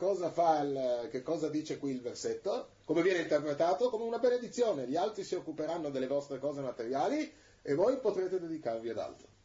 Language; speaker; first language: Italian; native; Italian